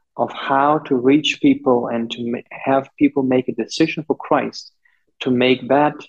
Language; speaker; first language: English; non-native, local second language; German